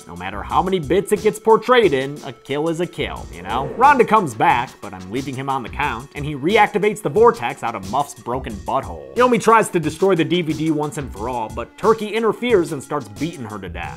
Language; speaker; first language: English; native; English